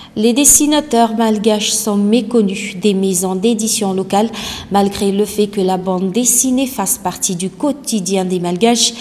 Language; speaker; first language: French; non-native, local second language; Malagasy